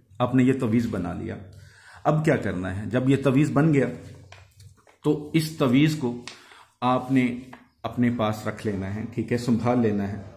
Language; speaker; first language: Urdu; non-native, local second language; Punjabi